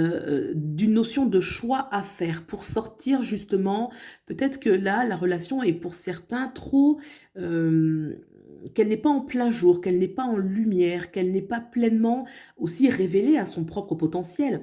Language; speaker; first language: French; native; French